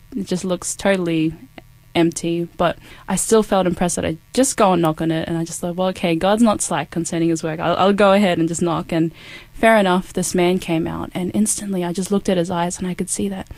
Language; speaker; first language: English; native; English